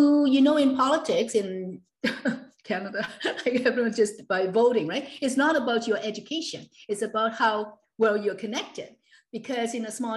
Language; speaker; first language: English; non-native, local second language; Cantonese